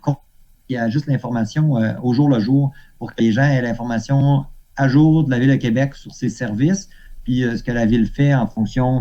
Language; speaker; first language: French; native; French